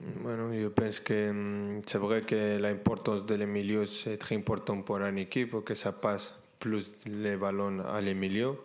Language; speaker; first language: French; non-native, fluent; Spanish